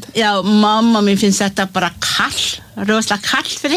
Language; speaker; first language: Icelandic; non-native, learner; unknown